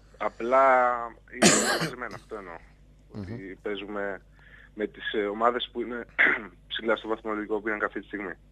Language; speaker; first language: Greek; native; Greek